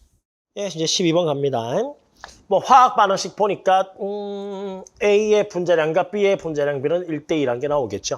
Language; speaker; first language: Korean; native; Korean